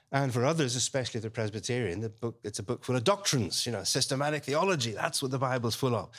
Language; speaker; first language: English; native; English